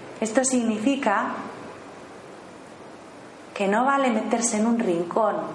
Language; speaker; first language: Spanish; native; Spanish